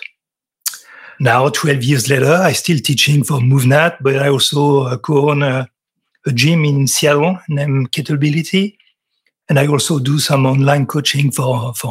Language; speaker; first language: English; non-native, fluent; French